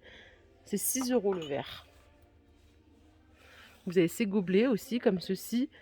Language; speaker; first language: French; native; French